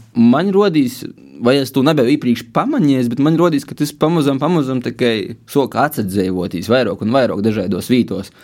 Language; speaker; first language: Latvian; native; Latvian